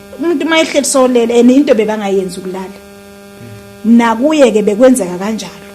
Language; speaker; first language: Zulu; native; Zulu